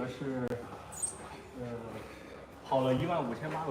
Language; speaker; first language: Chinese; native; Chinese